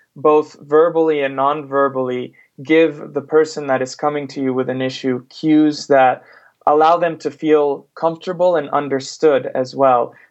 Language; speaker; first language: English; non-native, fluent; Spanish